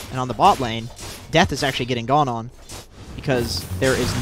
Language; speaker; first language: English; native; English